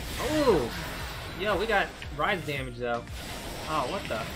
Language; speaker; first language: English; native; English